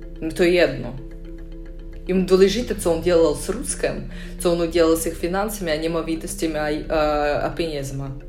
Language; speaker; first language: Czech; non-native, fluent; Russian